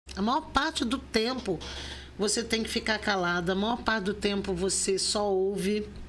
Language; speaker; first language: Portuguese; native; Portuguese